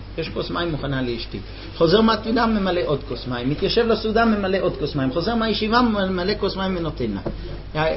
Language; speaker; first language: Hebrew; non-native, fluent; English